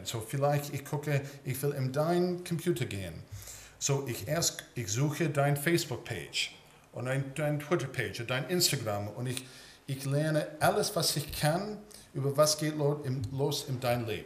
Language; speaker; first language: German; early bilingual, heritage; English